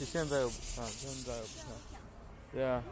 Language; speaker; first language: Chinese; non-native, learner; English